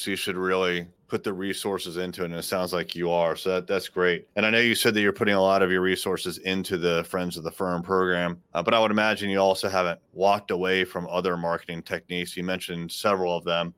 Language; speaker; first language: English; native; English